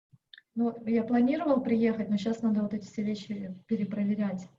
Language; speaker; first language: Russian; native; Russian